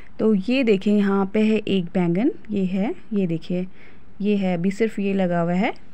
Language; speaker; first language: Hindi; native; Hindi